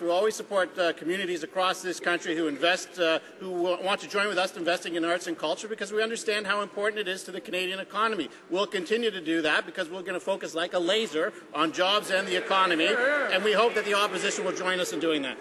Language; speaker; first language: English; native; English